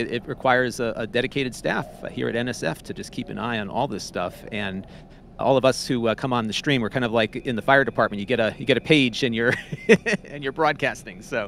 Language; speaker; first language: English; native; English